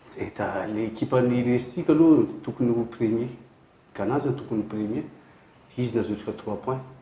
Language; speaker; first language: Malagasy; native; Malagasy